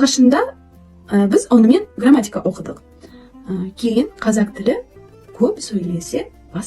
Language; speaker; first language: Kazakh; non-native, learner; Russian